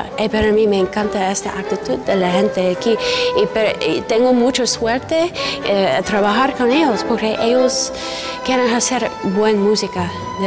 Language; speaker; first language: Spanish; non-native, fluent; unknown